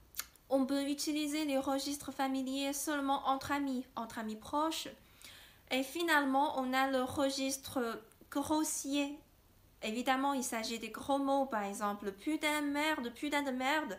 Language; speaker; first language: French; non-native, fluent; Chinese